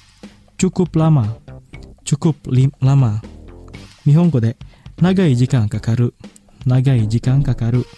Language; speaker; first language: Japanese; non-native, fluent; Indonesian